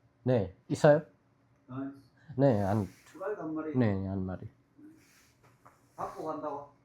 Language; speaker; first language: Korean; non-native, learner; Nepali